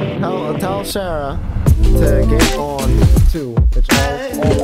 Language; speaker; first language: English; native; English